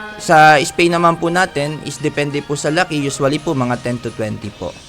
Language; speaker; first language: Filipino; native; Filipino